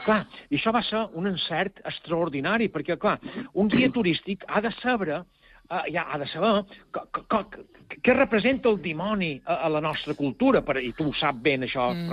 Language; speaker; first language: Catalan; native; Catalan